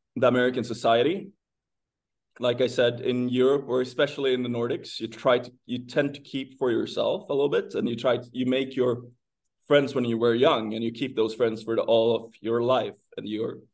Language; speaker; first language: English; non-native, fluent; Swedish